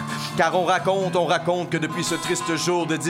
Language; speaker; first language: French; native; French